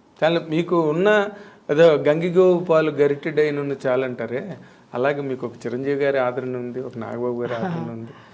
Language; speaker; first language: Telugu; native; Telugu